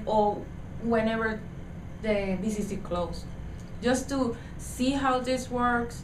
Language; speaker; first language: English; non-native, learner; Spanish